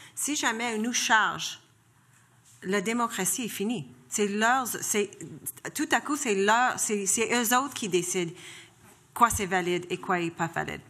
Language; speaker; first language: French; non-native, local second language; English